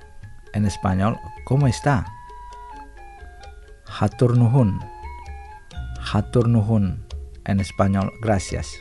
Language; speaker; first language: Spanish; non-native, fluent; Indonesian